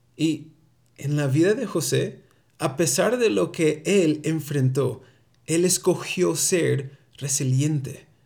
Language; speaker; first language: Spanish; early bilingual, heritage; Spanish